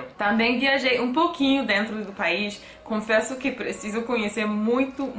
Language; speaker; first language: Portuguese; non-native, fluent; English